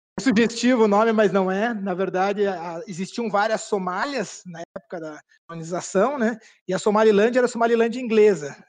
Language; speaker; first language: Portuguese; native; Portuguese